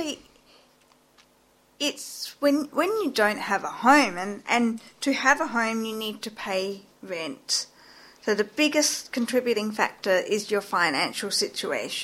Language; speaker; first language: English; native; English